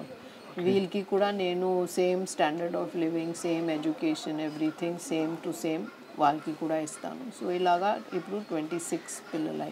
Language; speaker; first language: Telugu; non-native, learner; Hindi